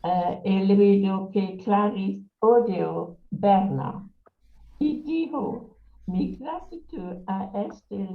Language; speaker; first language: Spanish; non-native, learner; English